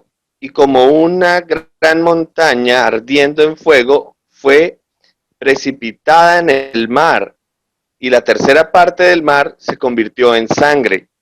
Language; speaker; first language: Spanish; native; Spanish